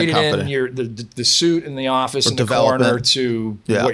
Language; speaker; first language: English; native; English